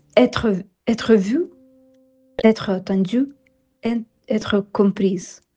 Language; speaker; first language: French; non-native, fluent; Ukrainian